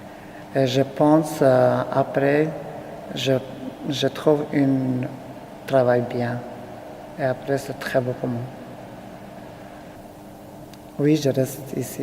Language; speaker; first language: French; non-native, learner; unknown